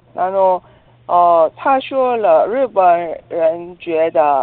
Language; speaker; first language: Chinese; non-native, learner; Korean